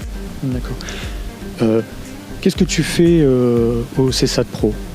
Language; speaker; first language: French; native; French